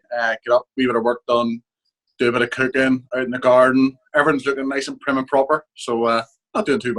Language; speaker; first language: English; native; English